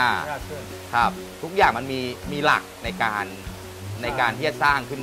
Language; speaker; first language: Thai; native; Thai